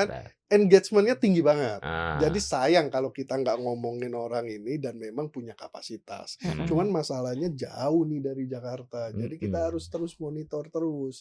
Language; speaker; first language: Indonesian; native; Indonesian